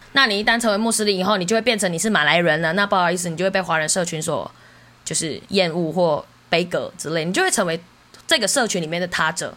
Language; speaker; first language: Chinese; native; Chinese